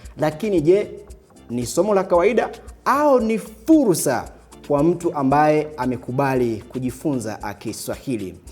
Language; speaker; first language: Swahili; native; Swahili